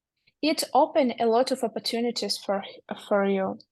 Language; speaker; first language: English; non-native, learner; Russian